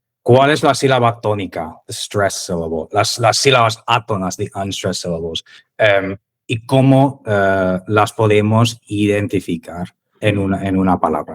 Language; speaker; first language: Spanish; non-native, fluent; English